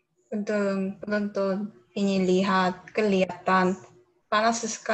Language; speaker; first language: Indonesian; non-native, learner; Korean